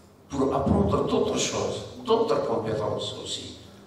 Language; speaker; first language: French; non-native, local second language; Arabic